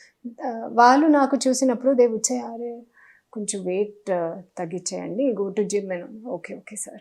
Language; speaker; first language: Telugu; non-native, learner; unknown